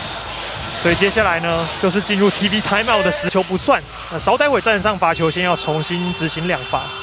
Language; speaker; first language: Chinese; native; Chinese